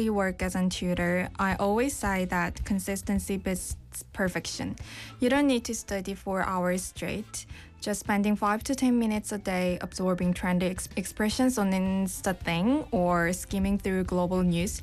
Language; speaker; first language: English; non-native, fluent; Korean